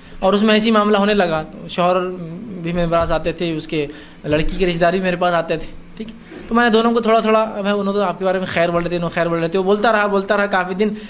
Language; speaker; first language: Urdu; native; Urdu